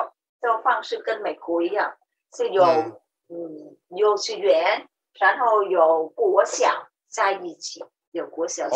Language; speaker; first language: Chinese; non-native, learner; Vietnamese